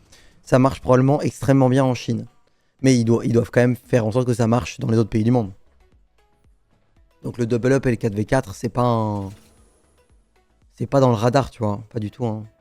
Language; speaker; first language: French; native; French